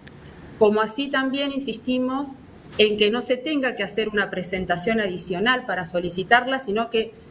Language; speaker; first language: Spanish; native; Spanish